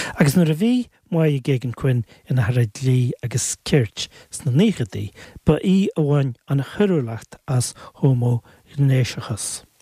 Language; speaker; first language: Irish; native; Irish